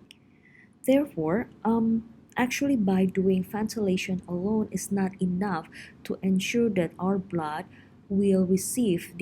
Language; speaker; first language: English; non-native, fluent; Indonesian